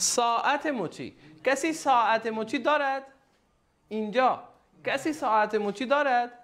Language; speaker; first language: Persian; non-native, fluent; Urdu